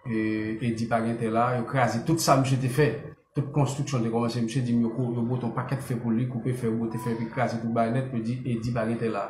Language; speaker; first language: French; non-native, local second language; Haitian Creole